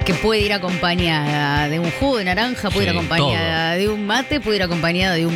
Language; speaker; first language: Spanish; native; Spanish